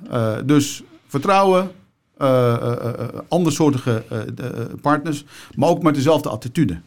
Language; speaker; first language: Dutch; early bilingual, other home language; Turkish